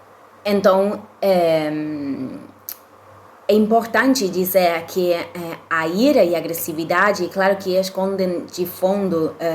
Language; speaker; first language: Portuguese; non-native, fluent; Spanish